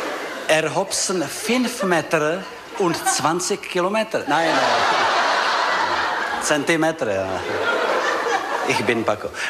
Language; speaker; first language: German; non-native, learner; Czech